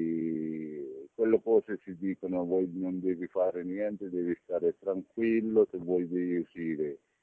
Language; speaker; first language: Italian; non-native, learner; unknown